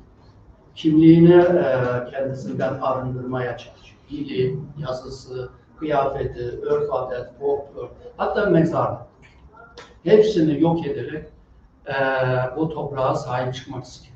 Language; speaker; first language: Turkish; non-native, fluent; Uyghur